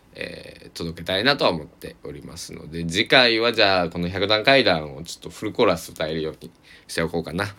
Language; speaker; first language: Japanese; native; Japanese